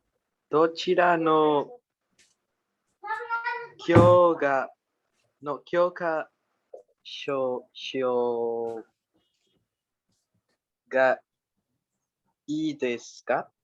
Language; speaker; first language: Japanese; non-native, learner; Spanish